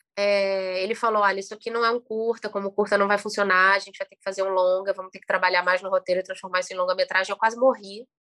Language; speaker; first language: Portuguese; native; Portuguese